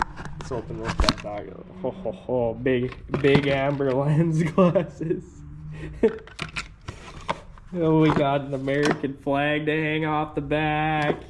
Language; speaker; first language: English; native; English